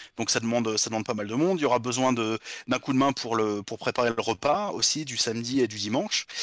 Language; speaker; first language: French; native; French